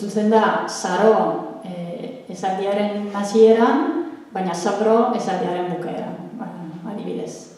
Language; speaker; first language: Basque; non-native, fluent; Italian